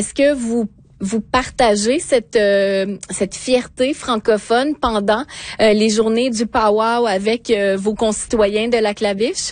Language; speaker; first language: French; native; French